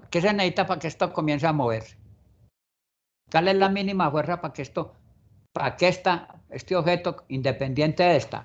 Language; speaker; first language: Spanish; native; Spanish